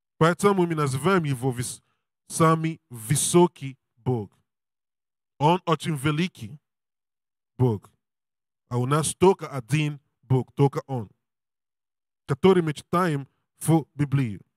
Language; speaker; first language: Russian; non-native, learner; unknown